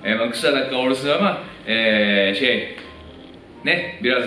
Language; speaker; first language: Turkish; non-native, fluent; Japanese